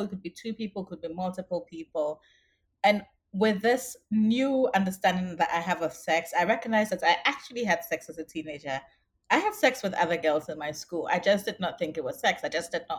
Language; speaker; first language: English; non-native, local second language; Akan